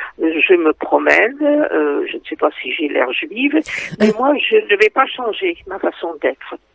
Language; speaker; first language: French; non-native, fluent; Dutch